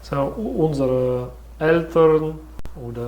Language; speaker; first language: German; non-native, learner; Russian